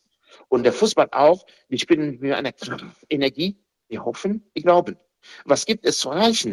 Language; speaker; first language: German; non-native, fluent; Haitian Creole